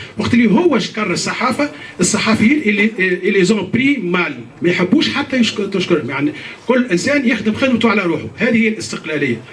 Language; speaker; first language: Arabic; native; Arabic